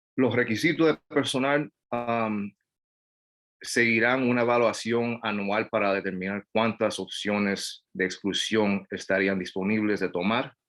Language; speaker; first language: Spanish; non-native, fluent; English